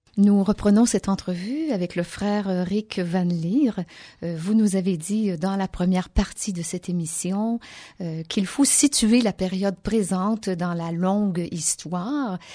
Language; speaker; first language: French; native; French